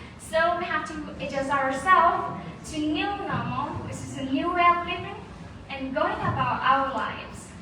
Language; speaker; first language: English; non-native, fluent; Thai